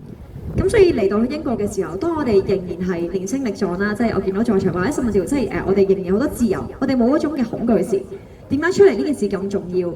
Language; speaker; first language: Cantonese; native; Cantonese